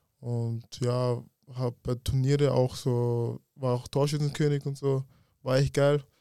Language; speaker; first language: German; early bilingual, other home language; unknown